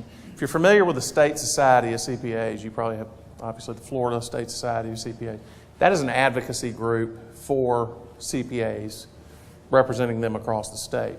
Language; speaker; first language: English; native; English